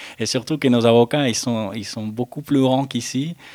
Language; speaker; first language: French; non-native, fluent; Spanish